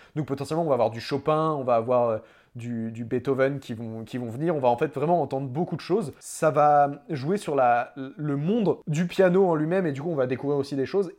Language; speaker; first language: French; native; French